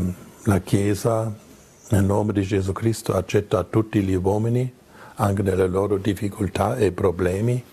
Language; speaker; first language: Italian; non-native, fluent; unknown